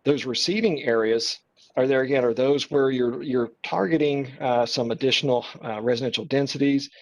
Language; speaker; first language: English; native; English